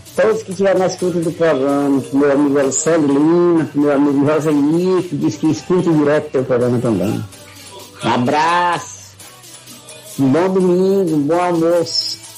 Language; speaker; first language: Portuguese; native; Portuguese